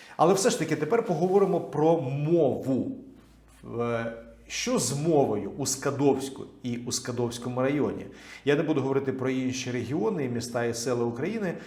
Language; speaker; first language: Ukrainian; non-native, local second language; Russian